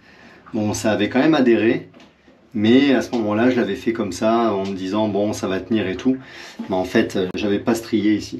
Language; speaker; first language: French; native; French